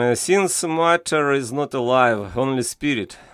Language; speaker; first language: English; non-native, fluent; Ukrainian